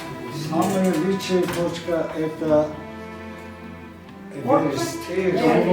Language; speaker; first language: Russian; non-native, fluent; Mongolian